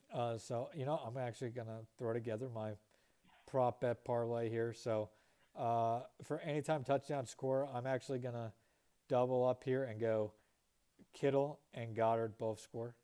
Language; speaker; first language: English; native; English